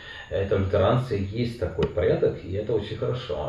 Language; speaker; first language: Russian; non-native, fluent; German